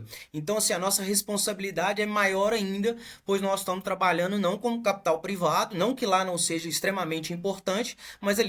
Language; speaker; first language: Portuguese; native; Portuguese